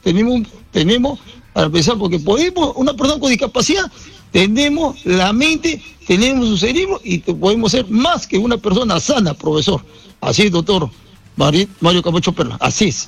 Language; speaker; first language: Spanish; native; Spanish